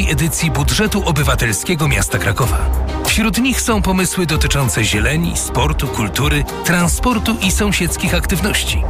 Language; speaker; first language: Polish; native; Polish